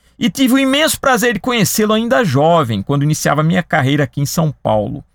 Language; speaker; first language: Portuguese; native; Portuguese